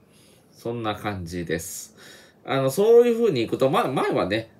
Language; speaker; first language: Japanese; native; Japanese